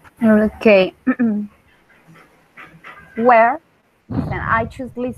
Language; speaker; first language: English; non-native, learner; Spanish